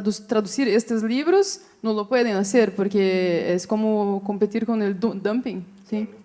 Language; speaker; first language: Spanish; non-native, fluent; Portuguese